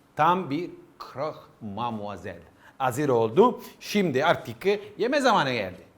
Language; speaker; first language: Turkish; non-native, learner; Italian